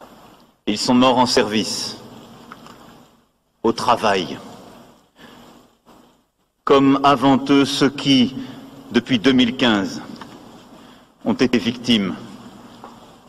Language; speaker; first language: French; native; French